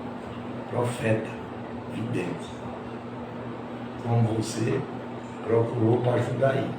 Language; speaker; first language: Portuguese; native; Portuguese